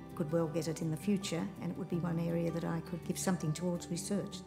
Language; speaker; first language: English; native; English